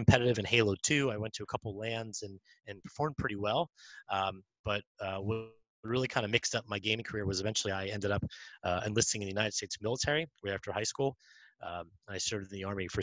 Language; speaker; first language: English; native; English